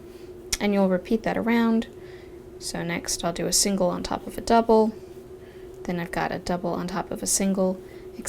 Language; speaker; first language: English; native; English